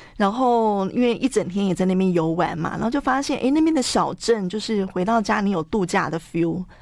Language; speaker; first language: Chinese; native; Chinese